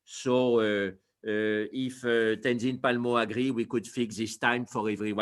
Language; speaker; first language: English; non-native, fluent; French